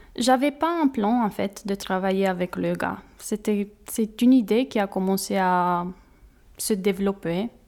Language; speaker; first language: French; non-native, fluent; Romanian